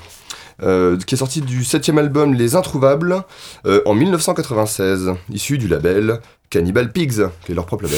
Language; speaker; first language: French; native; French